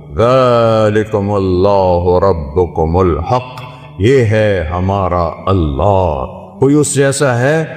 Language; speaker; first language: Urdu; non-native, local second language; Saraiki